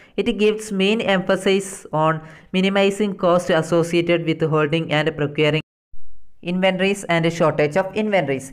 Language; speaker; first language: English; non-native, local second language; Malayalam